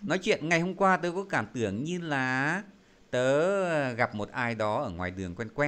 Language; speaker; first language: Vietnamese; native; Vietnamese